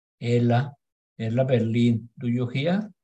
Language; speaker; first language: English; non-native, learner; Spanish